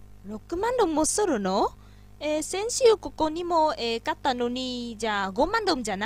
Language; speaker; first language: Japanese; non-native, learner; Vietnamese